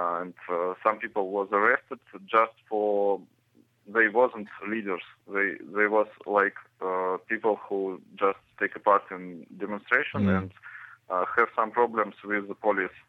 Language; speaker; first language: English; non-native, learner; Russian